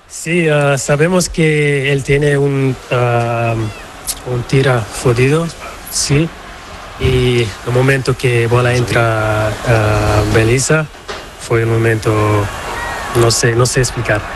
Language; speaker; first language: Spanish; non-native, learner; Portuguese